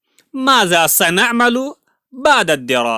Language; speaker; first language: Arabic; non-native, fluent; Urdu